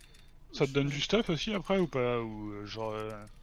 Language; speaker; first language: French; native; French